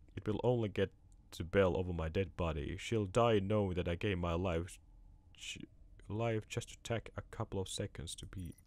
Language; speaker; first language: English; non-native, fluent; Finnish